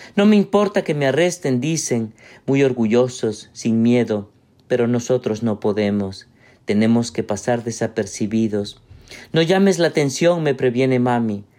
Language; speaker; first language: Spanish; native; Spanish